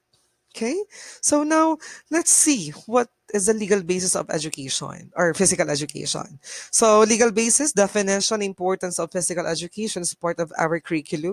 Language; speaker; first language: English; non-native, local second language; Bikol